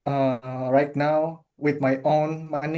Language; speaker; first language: English; non-native, fluent; Indonesian